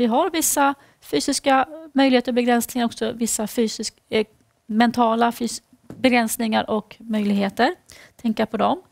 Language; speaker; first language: Swedish; native; Swedish